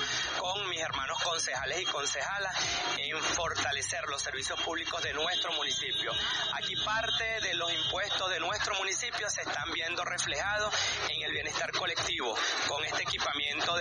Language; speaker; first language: Spanish; native; Spanish